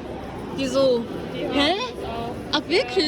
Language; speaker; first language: German; non-native, learner; Korean